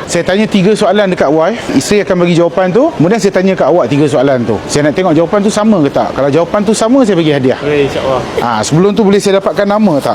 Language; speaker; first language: Malay; native; Malay